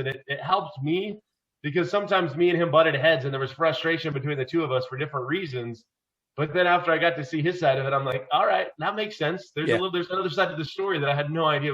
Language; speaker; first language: English; native; English